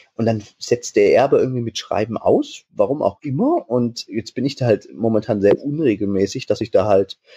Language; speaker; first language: German; native; German